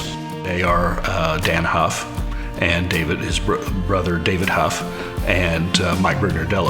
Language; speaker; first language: English; native; English